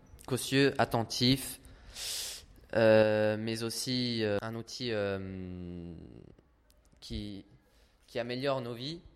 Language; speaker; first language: French; non-native, fluent; Italian